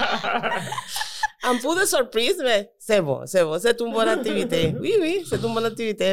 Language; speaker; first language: French; non-native, learner; Spanish